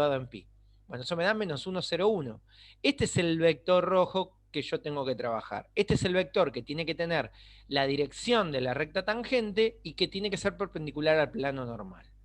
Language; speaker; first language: Spanish; native; Spanish